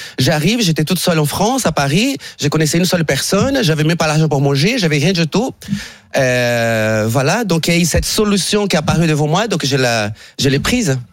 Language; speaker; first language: French; non-native, fluent; Portuguese